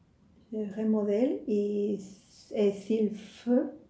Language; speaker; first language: French; non-native, fluent; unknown